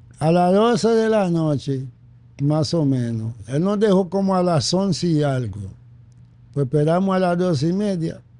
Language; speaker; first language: Spanish; non-native, fluent; Haitian Creole